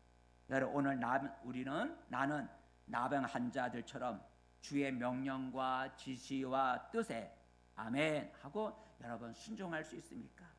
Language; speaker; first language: Korean; native; Korean